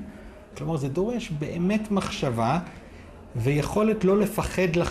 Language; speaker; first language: Hebrew; native; Hebrew